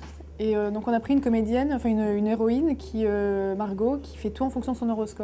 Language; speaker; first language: French; native; French